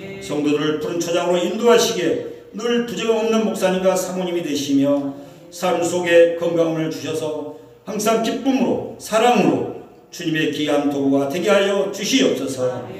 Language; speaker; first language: Korean; native; Korean